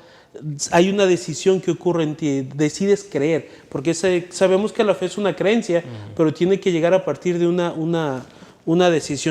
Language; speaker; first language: Spanish; native; Spanish